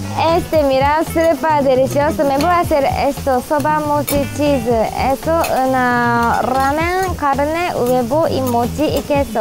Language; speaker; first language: Spanish; non-native, learner; Japanese